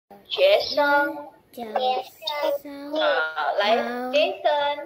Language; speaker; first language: Chinese; non-native, fluent; Indonesian